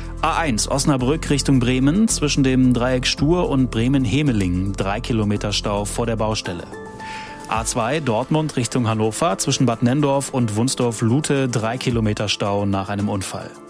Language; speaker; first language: German; native; German